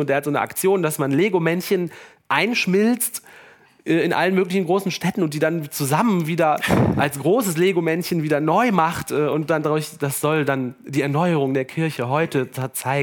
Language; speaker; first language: German; native; German